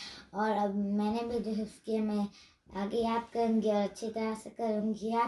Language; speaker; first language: Hindi; early bilingual, heritage; Hindi